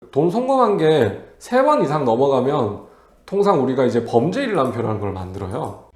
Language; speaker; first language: Korean; native; Korean